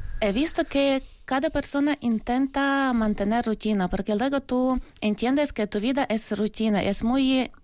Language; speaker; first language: Spanish; non-native, learner; Ukrainian